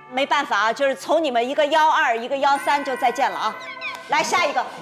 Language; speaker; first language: Chinese; native; Chinese